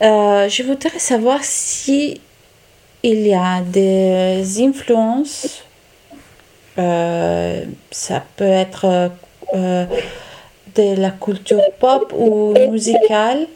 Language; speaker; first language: French; non-native, fluent; Italian